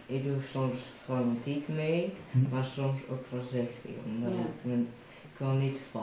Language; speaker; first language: Dutch; early bilingual, other home language; Chinese